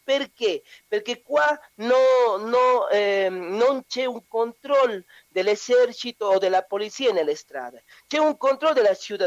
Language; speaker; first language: Italian; non-native, learner; Spanish